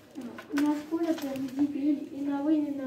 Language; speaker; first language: Italian; non-native, learner; French